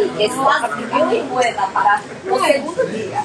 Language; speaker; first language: Spanish; non-native, learner; Portuguese